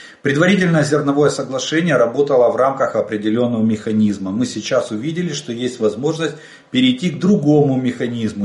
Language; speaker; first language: Russian; native; Russian